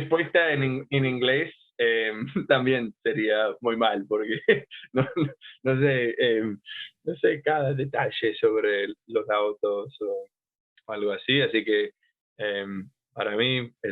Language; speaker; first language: Spanish; non-native, fluent; English